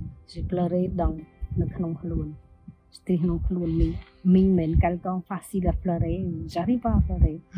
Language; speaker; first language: French; non-native, fluent; Khmer